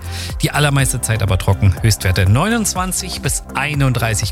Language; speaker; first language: German; native; German